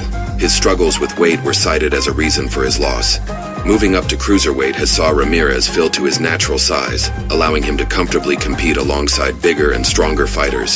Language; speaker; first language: English; native; English